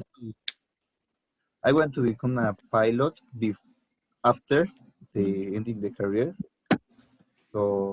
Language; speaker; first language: English; non-native, learner; Spanish